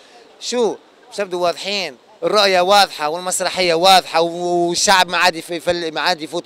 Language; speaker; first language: Arabic; native; Arabic